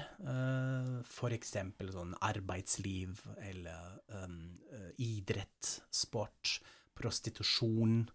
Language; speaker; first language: Norwegian; non-native, fluent; German